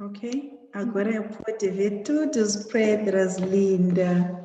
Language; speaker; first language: Portuguese; non-native, learner; English